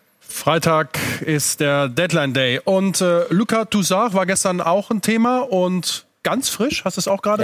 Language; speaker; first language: German; native; German